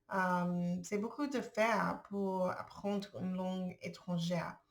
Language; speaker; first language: French; non-native, learner; English